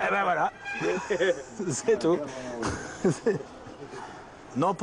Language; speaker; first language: French; native; French